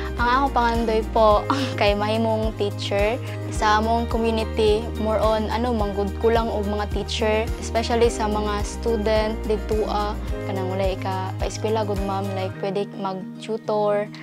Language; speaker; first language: Cebuano; non-native, local second language; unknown